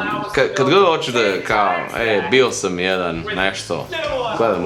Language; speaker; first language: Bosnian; early bilingual, heritage; English